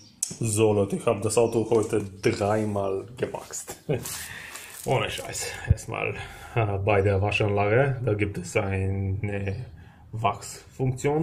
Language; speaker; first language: German; non-native, fluent; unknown